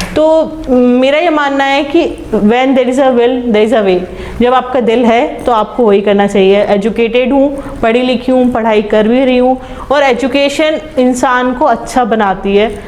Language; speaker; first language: Hindi; native; Hindi